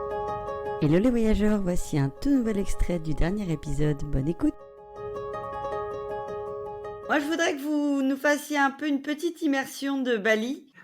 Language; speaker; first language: French; native; French